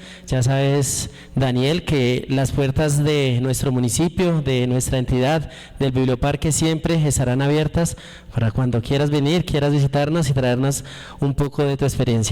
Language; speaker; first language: Spanish; native; Spanish